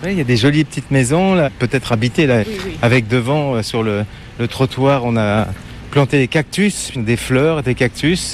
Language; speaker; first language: French; native; French